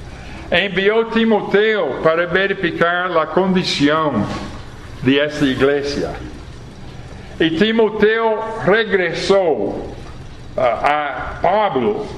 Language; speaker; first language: Portuguese; non-native, fluent; English